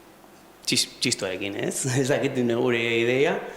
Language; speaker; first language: Basque; non-native, local second language; Spanish